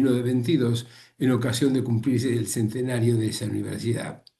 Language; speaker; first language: Spanish; native; Spanish